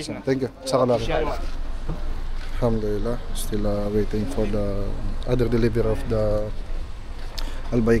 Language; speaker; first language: English; non-native, local second language; Filipino